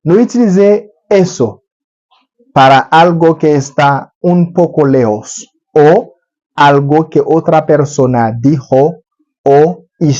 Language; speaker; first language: Spanish; non-native, learner; Haitian Creole